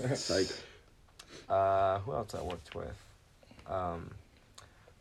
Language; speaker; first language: English; early bilingual, other home language; Japanese